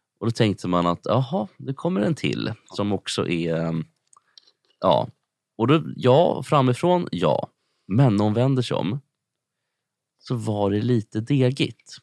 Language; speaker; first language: Swedish; native; Swedish